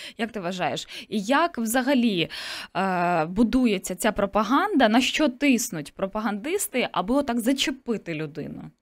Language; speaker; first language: Ukrainian; native; Ukrainian